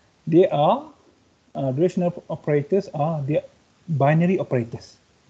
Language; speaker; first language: English; non-native, local second language; Malay